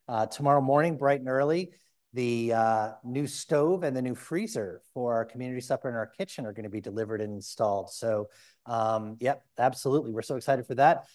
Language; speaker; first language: English; native; English